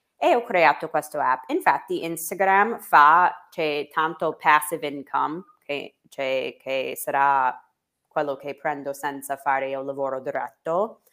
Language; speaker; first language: Italian; non-native, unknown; English